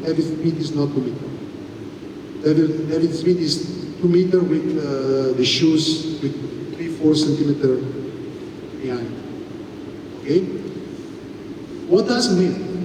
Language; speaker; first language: English; non-native, fluent; Italian